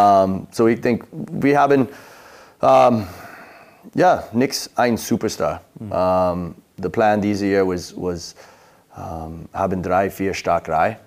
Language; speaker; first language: German; non-native, learner; English